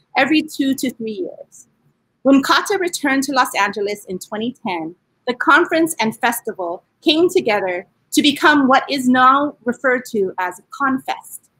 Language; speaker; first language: English; native; English